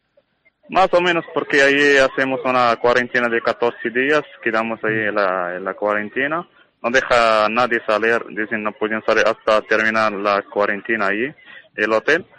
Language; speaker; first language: Spanish; non-native, learner; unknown